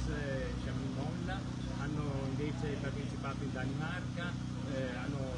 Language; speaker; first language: Italian; native; Italian